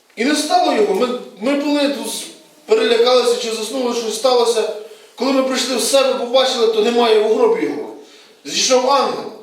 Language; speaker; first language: Ukrainian; native; Ukrainian